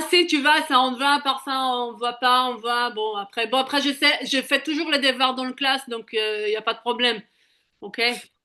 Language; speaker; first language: French; native; French